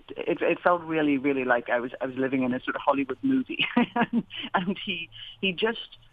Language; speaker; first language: English; native; English